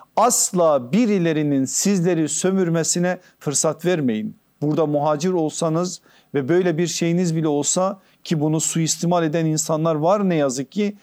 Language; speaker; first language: Turkish; native; Turkish